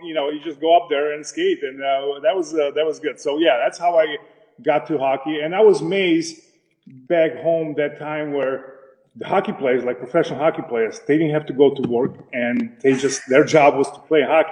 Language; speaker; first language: English; non-native, fluent; Slovak